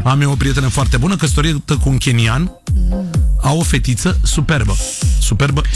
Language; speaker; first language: Romanian; native; Romanian